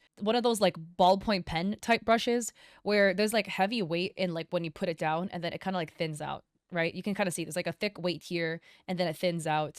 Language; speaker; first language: English; native; English